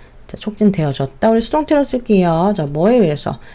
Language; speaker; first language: Korean; native; Korean